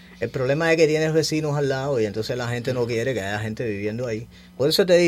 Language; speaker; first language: Spanish; native; Spanish